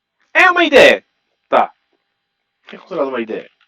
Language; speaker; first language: Portuguese; native; Portuguese